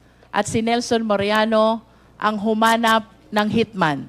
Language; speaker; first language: Filipino; native; Filipino